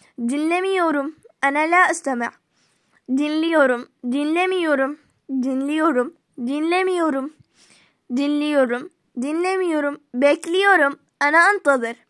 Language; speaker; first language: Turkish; non-native, fluent; Arabic